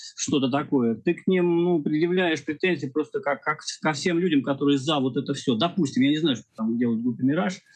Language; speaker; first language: Russian; native; Russian